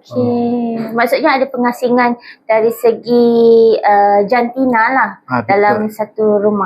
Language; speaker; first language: Malay; native; Malay